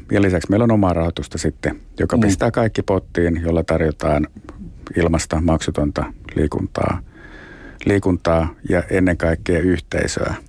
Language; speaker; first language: Finnish; native; Finnish